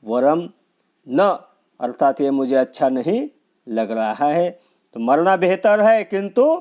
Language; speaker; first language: Hindi; non-native, local second language; Marathi